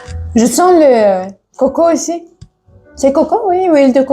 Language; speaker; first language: French; non-native, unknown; Tajik